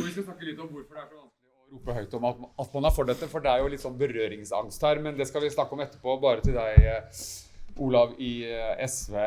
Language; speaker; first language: Norwegian; native; Norwegian